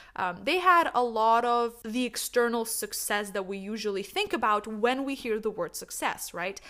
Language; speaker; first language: English; non-native, fluent; Lithuanian